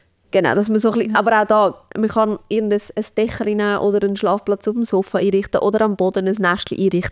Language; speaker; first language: German; native; German